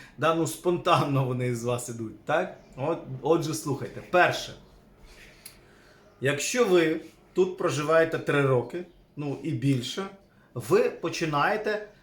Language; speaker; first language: Ukrainian; native; Ukrainian